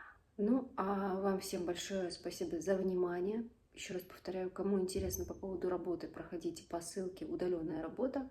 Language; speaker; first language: Russian; native; Russian